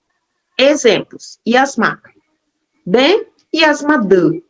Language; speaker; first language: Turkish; non-native, learner; Portuguese